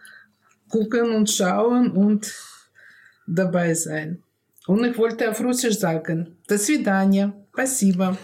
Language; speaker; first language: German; non-native, learner; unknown